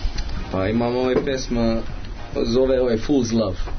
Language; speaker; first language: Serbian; early bilingual, heritage; Serbian